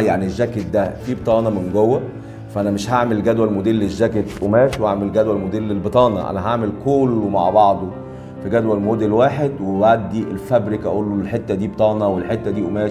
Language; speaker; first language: Arabic; native; Arabic